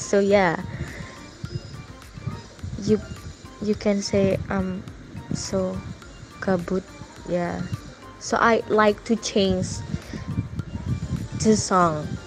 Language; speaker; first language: English; non-native, learner; Indonesian